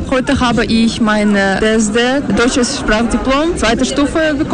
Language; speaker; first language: German; non-native, fluent; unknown